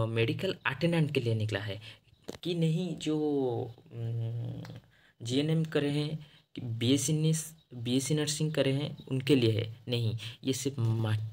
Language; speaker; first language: Hindi; non-native, local second language; Odia